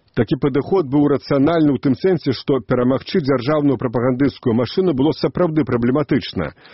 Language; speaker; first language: Belarusian; native; Belarusian